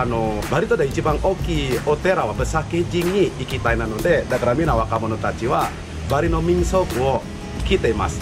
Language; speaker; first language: Japanese; non-native, learner; Indonesian